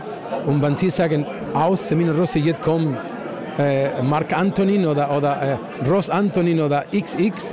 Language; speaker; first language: German; non-native, fluent; Spanish